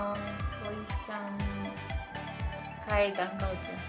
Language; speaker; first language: Chinese; non-native, learner; Russian